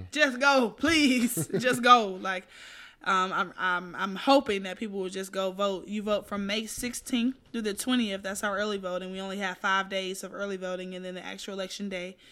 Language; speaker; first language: English; native; English